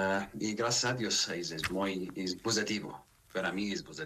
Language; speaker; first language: Spanish; non-native, learner; Arabic